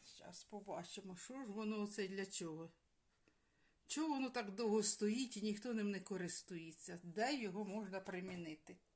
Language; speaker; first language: Ukrainian; native; Ukrainian